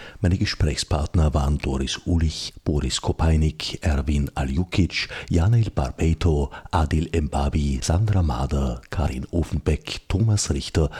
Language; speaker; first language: German; native; German